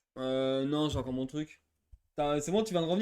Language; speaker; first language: French; native; French